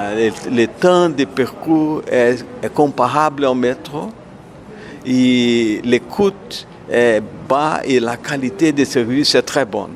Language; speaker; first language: French; non-native, learner; Portuguese